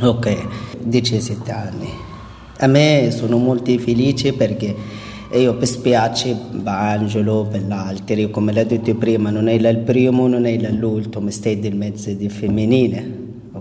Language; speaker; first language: Italian; non-native, learner; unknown